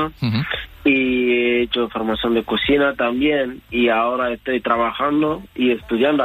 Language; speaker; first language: Spanish; non-native, learner; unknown